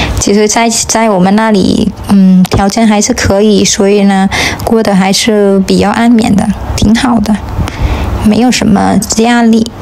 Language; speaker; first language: Chinese; non-native, fluent; Vietnamese